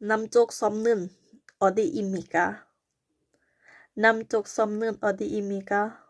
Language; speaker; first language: Korean; non-native, learner; Thai